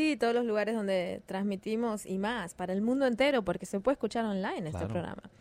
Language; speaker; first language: Spanish; native; Spanish